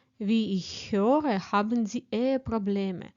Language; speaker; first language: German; non-native, fluent; Ukrainian